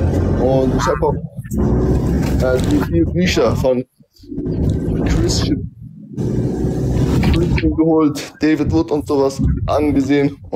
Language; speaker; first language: German; early bilingual, other home language; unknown